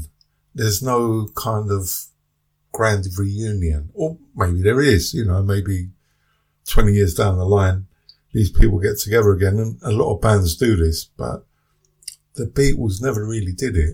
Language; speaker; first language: English; native; English